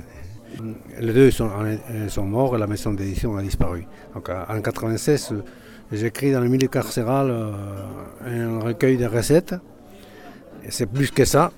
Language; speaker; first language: French; non-native, fluent; Basque